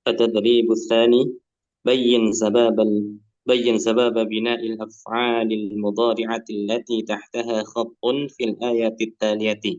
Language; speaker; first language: Arabic; non-native, learner; Indonesian